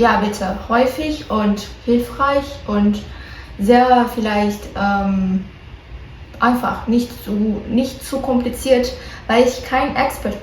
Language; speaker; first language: German; non-native, learner; Portuguese